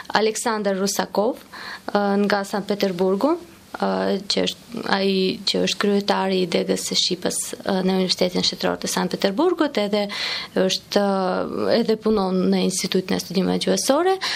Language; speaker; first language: Albanian; non-native, fluent; Russian